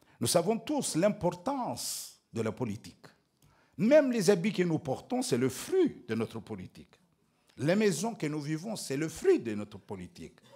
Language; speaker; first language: French; non-native, local second language; Ngazidja Comorian